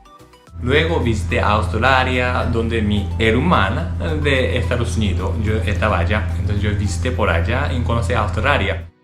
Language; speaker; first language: Spanish; non-native, learner; Japanese